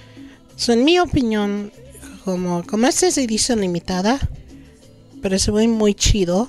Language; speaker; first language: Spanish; early bilingual, heritage; Spanish